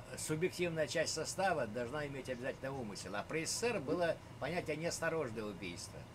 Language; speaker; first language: Russian; native; Russian